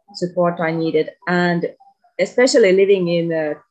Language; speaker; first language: English; non-native, fluent; Finnish